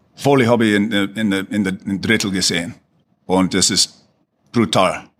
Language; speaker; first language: German; non-native, fluent; English